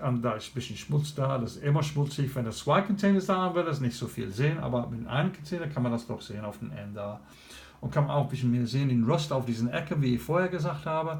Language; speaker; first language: German; non-native, learner; English